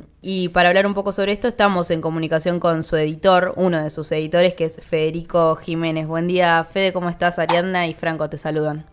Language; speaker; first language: Spanish; native; Spanish